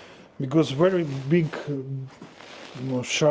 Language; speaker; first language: English; non-native, learner; Russian